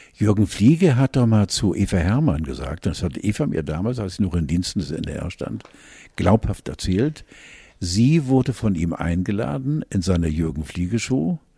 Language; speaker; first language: German; native; German